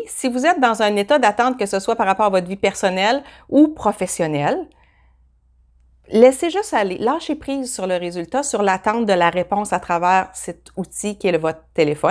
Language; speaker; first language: French; native; French